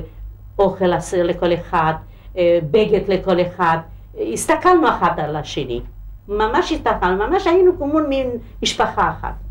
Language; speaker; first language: Hebrew; non-native, local second language; Hungarian